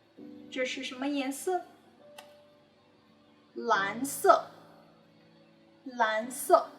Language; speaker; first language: Chinese; non-native, fluent; English